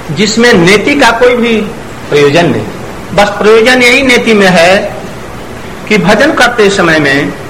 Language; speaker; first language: Hindi; non-native, local second language; Bangla